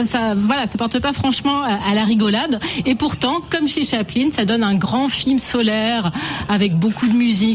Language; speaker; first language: French; native; French